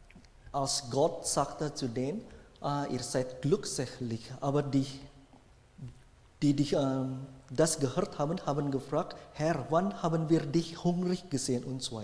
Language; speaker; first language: German; non-native, fluent; Indonesian